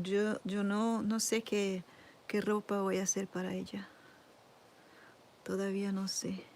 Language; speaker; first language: Spanish; non-native, learner; Portuguese